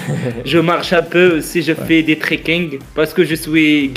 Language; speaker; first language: French; non-native, learner; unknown